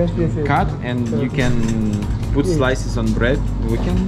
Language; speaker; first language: English; non-native, learner; Russian